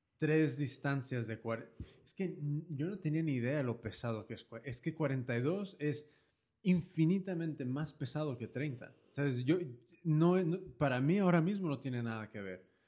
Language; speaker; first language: Spanish; native; Spanish